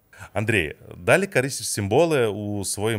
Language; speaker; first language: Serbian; non-native, fluent; Russian